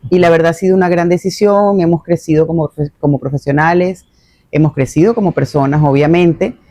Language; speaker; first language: Spanish; native; Spanish